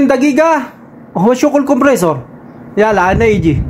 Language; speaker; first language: Arabic; non-native, learner; Filipino